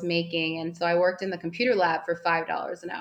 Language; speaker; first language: English; native; English